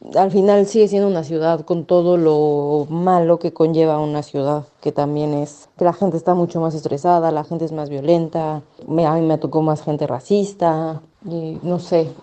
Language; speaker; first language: Spanish; native; Spanish